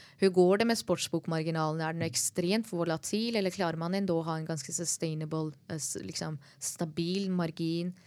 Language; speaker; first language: Norwegian; early bilingual, other home language; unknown